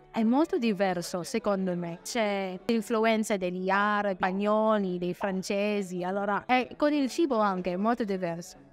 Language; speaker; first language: Italian; non-native, fluent; Filipino